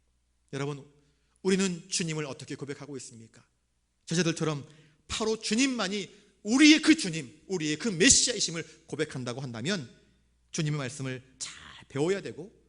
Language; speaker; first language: Korean; native; Korean